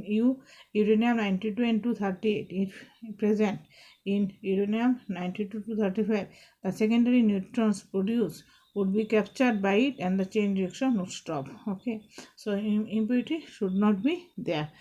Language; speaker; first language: English; non-native, local second language; Bangla